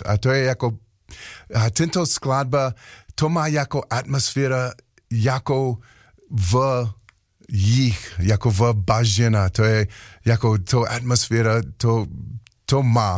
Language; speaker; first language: Slovak; non-native, learner; English